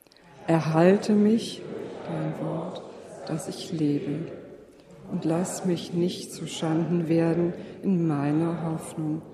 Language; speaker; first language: German; native; German